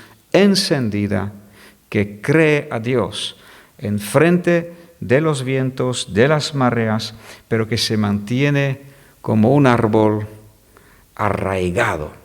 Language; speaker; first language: Spanish; non-native, fluent; French